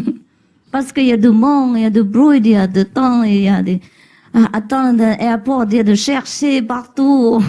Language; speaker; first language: French; non-native, learner; Vietnamese